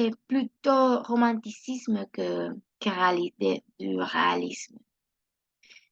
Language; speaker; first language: French; non-native, learner; Spanish